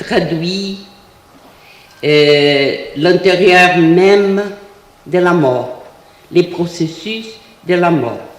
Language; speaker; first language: French; non-native, fluent; Portuguese